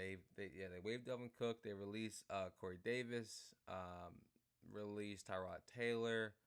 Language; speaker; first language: English; native; English